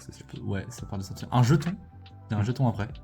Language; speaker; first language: French; native; French